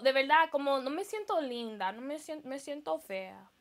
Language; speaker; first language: Spanish; early bilingual, heritage; Spanish